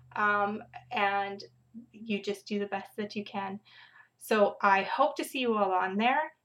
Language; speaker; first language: English; native; English